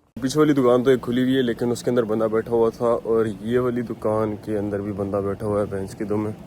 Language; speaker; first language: Urdu; native; Urdu